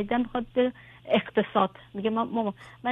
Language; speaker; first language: Persian; native; Persian